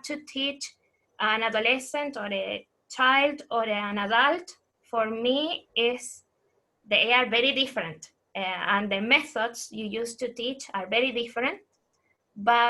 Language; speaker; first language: English; non-native, fluent; Spanish